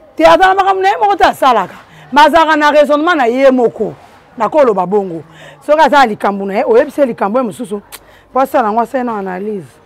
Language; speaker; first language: Lingala; non-native, local second language; Luba-Lulua